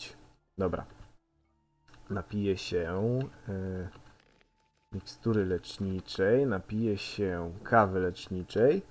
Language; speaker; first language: Polish; native; Polish